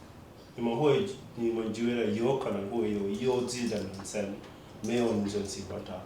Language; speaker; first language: Chinese; non-native, fluent; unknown